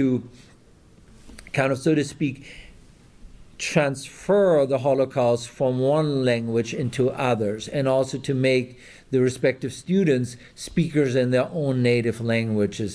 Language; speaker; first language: English; non-native, fluent; German